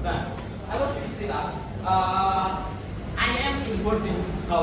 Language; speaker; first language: English; non-native, learner; Indonesian